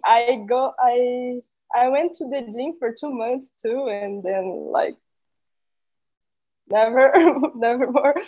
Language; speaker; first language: English; non-native, learner; Portuguese